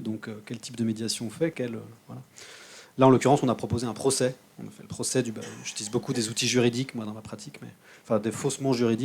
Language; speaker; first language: French; native; French